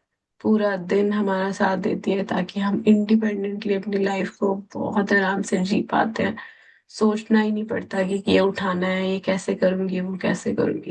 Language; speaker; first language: Hindi; native; Hindi